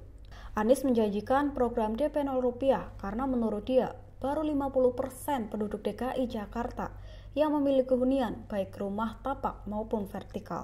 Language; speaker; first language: Indonesian; native; Indonesian